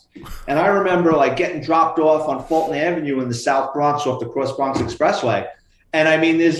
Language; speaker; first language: English; native; English